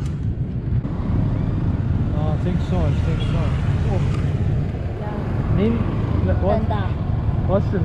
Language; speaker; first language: English; non-native, learner; Turkish